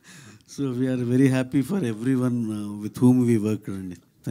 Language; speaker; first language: Telugu; native; Telugu